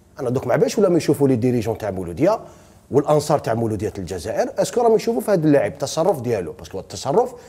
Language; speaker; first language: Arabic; native; Arabic